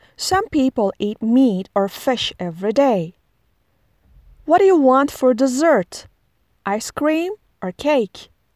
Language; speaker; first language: English; non-native, fluent; Persian